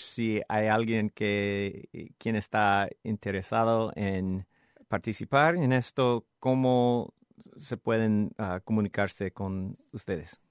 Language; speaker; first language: Spanish; non-native, learner; English